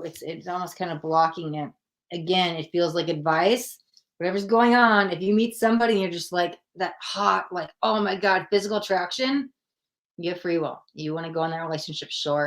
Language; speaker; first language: English; native; English